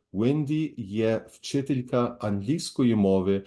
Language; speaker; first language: Ukrainian; early bilingual, heritage; Ukrainian